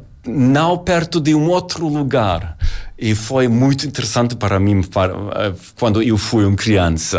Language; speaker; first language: Portuguese; non-native, learner; German